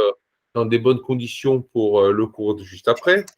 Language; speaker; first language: French; native; French